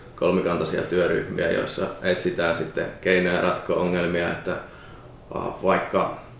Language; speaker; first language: Finnish; native; Finnish